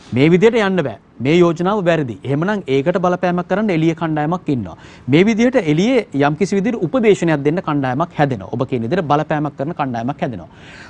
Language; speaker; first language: Sinhala; native; Sinhala